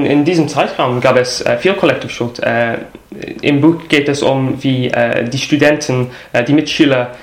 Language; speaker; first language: German; non-native, fluent; English